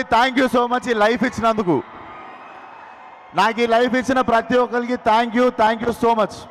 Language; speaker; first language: Telugu; native; Telugu